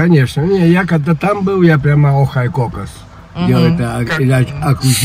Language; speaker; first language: Russian; early bilingual, heritage; Russian